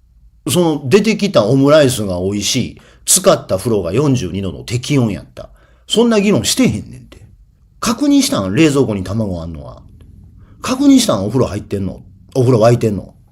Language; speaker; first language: Japanese; native; Japanese